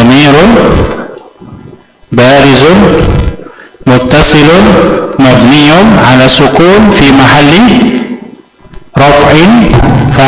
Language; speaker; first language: Arabic; non-native, fluent; Indonesian